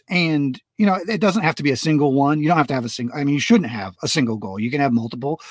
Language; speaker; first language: English; native; English